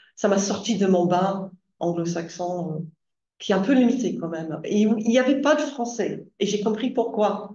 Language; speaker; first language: French; non-native, fluent; English